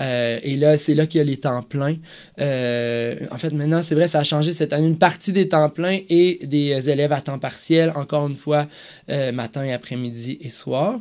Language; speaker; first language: French; native; French